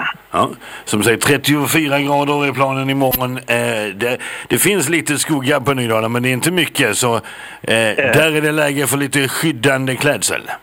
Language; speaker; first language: Swedish; native; Swedish